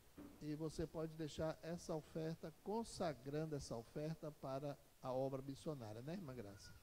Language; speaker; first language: Portuguese; native; Portuguese